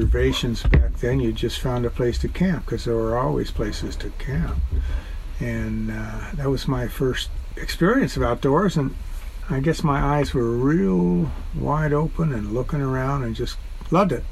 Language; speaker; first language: English; native; English